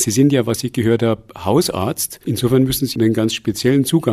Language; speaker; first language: German; native; German